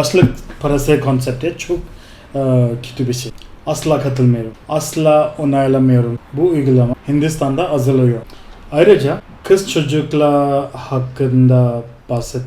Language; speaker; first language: Turkish; non-native, fluent; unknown